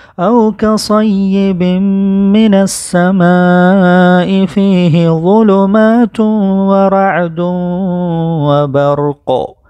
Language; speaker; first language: Arabic; non-native, fluent; Malayalam